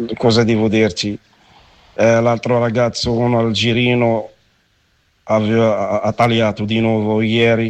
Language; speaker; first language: Italian; non-native, learner; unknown